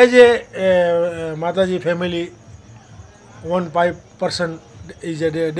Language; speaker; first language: English; non-native, learner; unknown